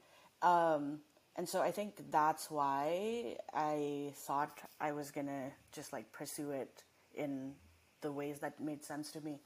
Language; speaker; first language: English; non-native, local second language; Nepali